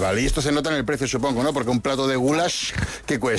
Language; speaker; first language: Spanish; native; Spanish